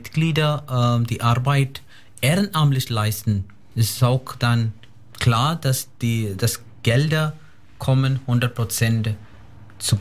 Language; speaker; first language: German; non-native, fluent; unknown